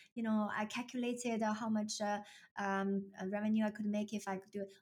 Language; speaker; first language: English; non-native, fluent; Chinese